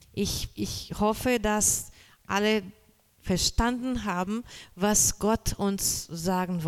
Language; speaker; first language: German; non-native, learner; Portuguese